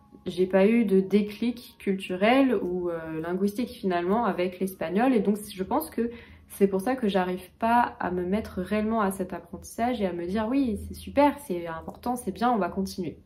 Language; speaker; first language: French; native; French